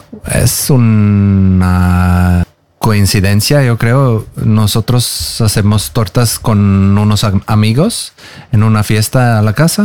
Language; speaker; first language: Spanish; non-native, learner; Norwegian